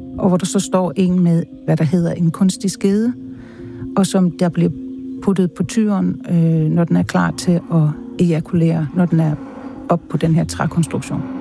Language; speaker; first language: Danish; native; Danish